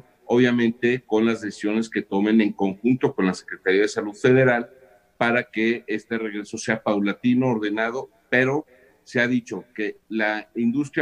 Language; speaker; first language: Spanish; native; Spanish